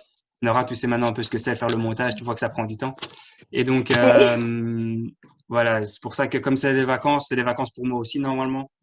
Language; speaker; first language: French; native; French